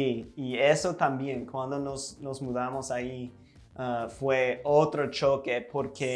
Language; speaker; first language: Spanish; non-native, fluent; English